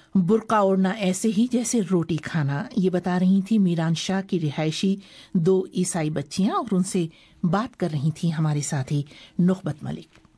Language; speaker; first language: Urdu; native; Urdu